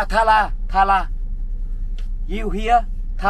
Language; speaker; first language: English; non-native, learner; Vietnamese